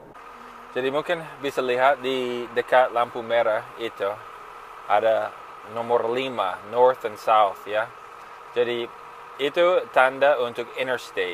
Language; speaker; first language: Indonesian; non-native, fluent; English